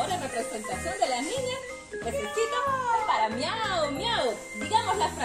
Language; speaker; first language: Spanish; native; Spanish